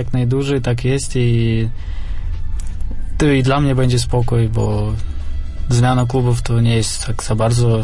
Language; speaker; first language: Polish; non-native, fluent; Russian